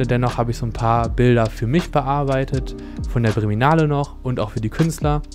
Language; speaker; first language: German; native; German